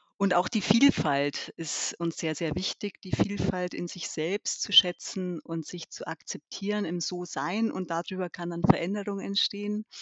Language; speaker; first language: German; early bilingual, other home language; Albanian